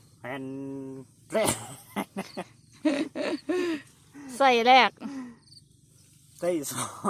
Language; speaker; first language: Thai; non-native, local second language; Lao